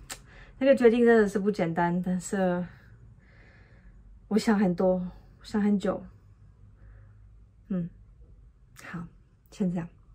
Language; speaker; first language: Chinese; non-native, fluent; French